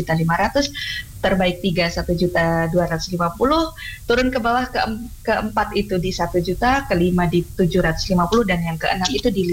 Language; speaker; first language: Indonesian; non-native, local second language; Javanese